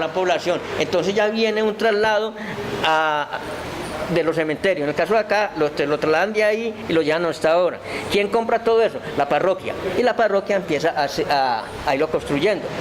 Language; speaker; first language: Spanish; native; Spanish